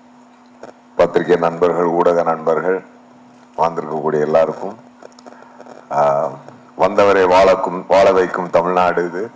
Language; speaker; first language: Tamil; native; Tamil